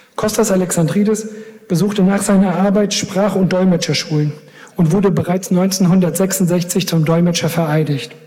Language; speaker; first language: German; early bilingual, other home language; Greek